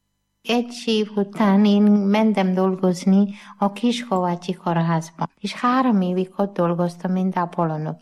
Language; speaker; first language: Hungarian; non-native, learner; Malayalam